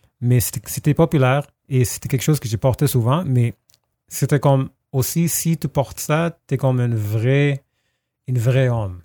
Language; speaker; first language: French; non-native, fluent; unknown